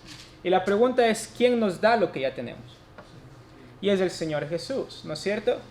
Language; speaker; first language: Spanish; native; Spanish